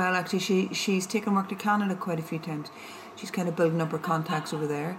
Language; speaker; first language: English; native; English